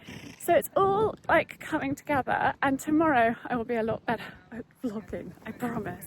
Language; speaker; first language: English; native; English